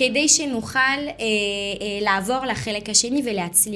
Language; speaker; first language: Hebrew; non-native, fluent; French